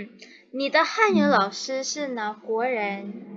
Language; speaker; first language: Chinese; non-native, fluent; Indonesian